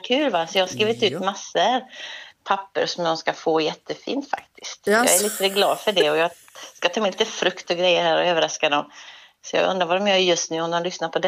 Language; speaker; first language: Swedish; native; Swedish